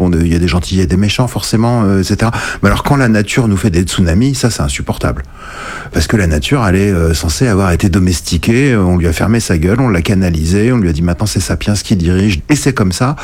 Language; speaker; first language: French; native; French